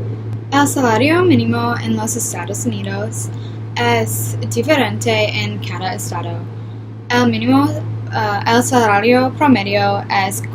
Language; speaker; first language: Spanish; non-native, learner; English